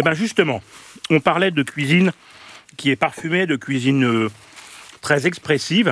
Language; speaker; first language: French; native; French